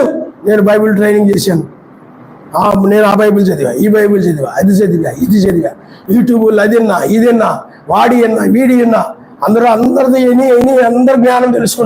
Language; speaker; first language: Telugu; native; Telugu